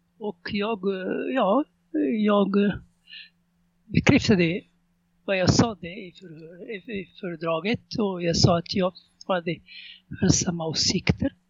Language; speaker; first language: Swedish; non-native, fluent; Arabic